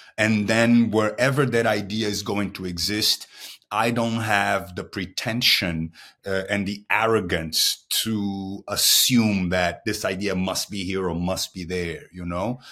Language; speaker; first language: English; non-native, fluent; Portuguese